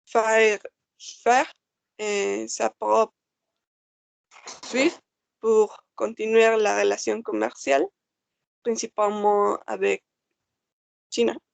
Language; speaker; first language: French; non-native, learner; Spanish